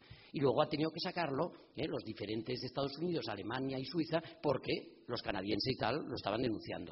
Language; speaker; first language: Spanish; native; Spanish